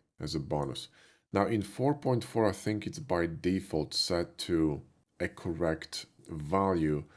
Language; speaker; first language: English; non-native, fluent; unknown